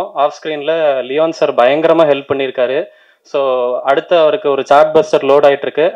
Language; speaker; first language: Tamil; native; Tamil